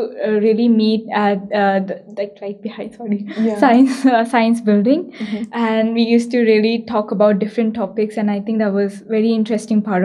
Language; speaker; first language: English; non-native, local second language; Hindi